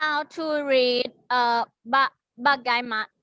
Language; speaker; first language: English; non-native, fluent; Thai